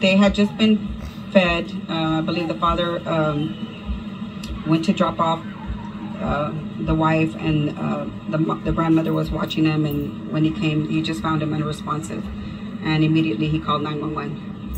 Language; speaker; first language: English; early bilingual, other home language; Spanish